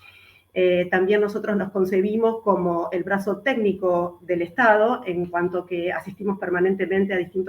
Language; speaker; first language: Spanish; native; Spanish